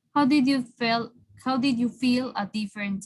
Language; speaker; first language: English; non-native, fluent; Spanish